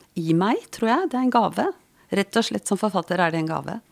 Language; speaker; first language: Norwegian; native; Norwegian